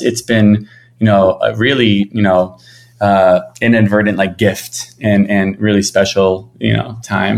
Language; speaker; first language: English; native; English